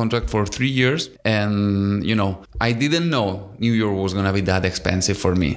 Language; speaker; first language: English; non-native, fluent; Spanish